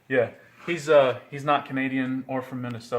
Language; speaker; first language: English; native; English